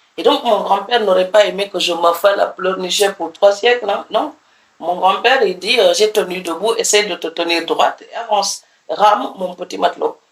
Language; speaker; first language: French; non-native, local second language; Serer